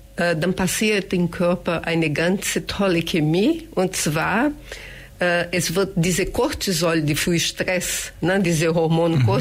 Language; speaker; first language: German; non-native, fluent; Portuguese